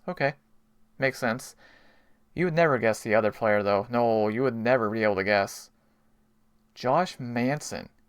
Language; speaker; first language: English; native; English